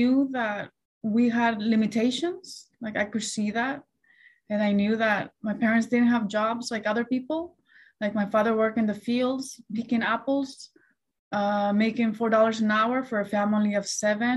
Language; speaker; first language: English; early bilingual, other home language; Spanish